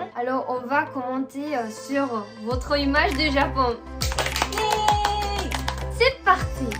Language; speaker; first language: French; non-native, fluent; Japanese